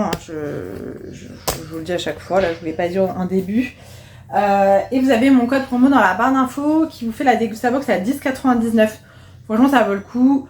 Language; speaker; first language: French; native; French